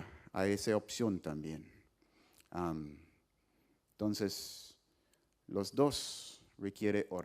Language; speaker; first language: Spanish; non-native, fluent; English